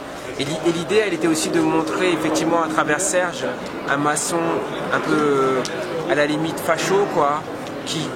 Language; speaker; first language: French; native; French